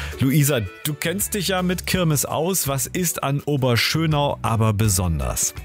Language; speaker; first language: German; native; German